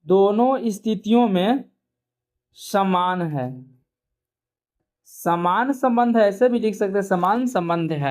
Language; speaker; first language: Hindi; native; Hindi